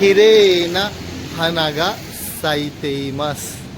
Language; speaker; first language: Japanese; non-native, fluent; Urdu